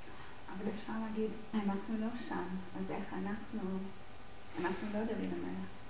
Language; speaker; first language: Hebrew; non-native, learner; English